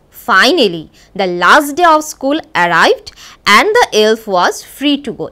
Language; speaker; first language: English; non-native, local second language; Bangla